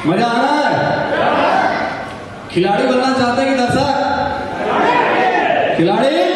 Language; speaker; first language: Hindi; native; Hindi